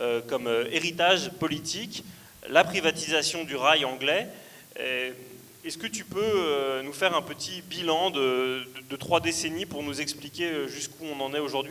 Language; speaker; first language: French; native; French